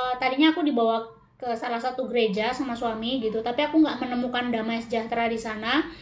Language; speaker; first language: Indonesian; native; Indonesian